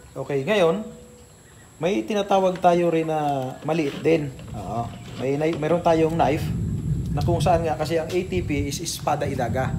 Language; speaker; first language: Filipino; non-native, local second language; Hiligaynon